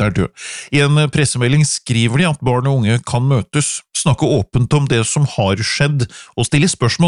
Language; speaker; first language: Norwegian; native; Norwegian